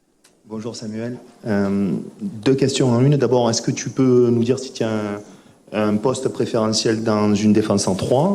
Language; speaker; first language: French; native; French